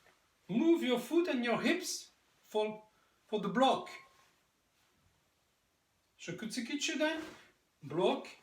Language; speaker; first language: English; non-native, learner; French